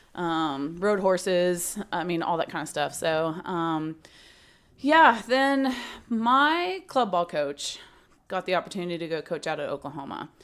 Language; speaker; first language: English; native; English